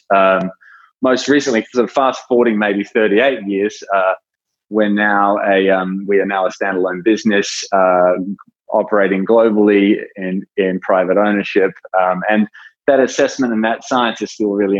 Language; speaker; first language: English; native; English